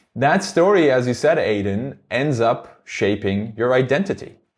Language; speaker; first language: English; non-native, fluent; Turkish